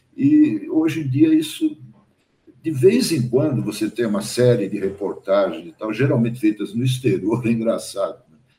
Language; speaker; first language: Portuguese; early bilingual, other home language; German